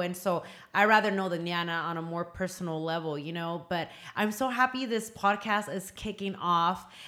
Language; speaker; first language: English; early bilingual, other home language; Spanish